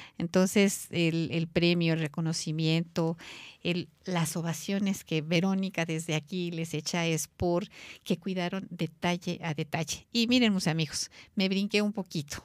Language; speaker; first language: Spanish; native; Spanish